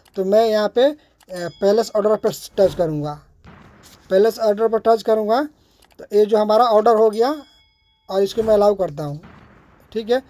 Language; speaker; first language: Hindi; native; Hindi